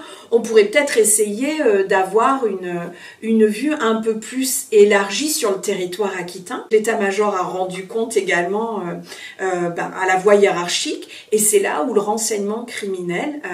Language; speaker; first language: French; native; French